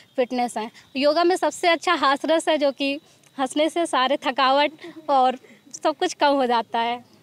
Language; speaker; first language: Hindi; native; Hindi